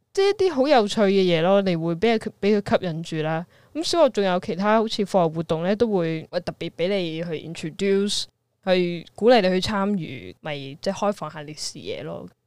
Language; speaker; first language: Cantonese; native; Cantonese